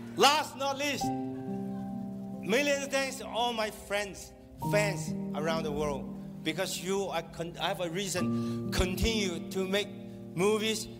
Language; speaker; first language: English; non-native, local second language; Cantonese